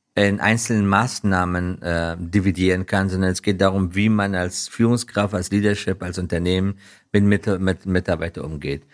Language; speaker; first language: German; non-native, fluent; Persian